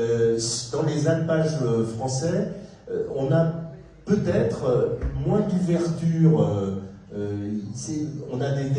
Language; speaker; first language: French; native; French